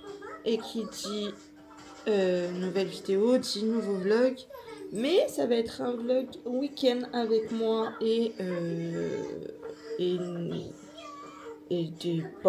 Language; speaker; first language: French; native; French